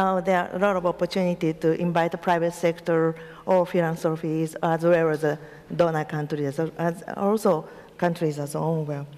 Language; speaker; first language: English; non-native, learner; Japanese